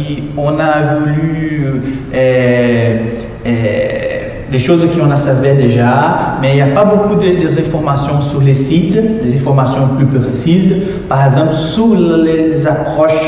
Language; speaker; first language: French; non-native, fluent; Portuguese